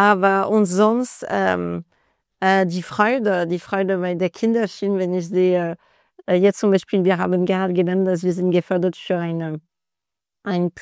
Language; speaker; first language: German; non-native, fluent; French